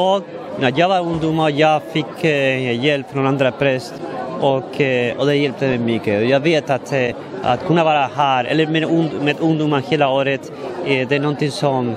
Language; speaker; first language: Swedish; non-native, fluent; Spanish